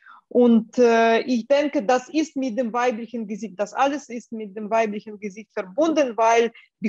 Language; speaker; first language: German; non-native, fluent; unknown